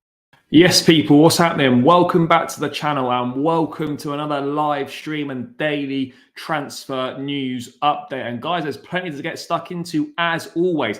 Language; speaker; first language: English; native; English